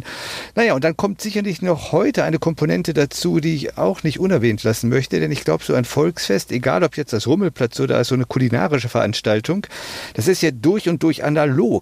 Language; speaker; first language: German; native; German